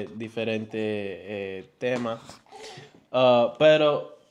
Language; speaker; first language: Spanish; early bilingual, heritage; Spanish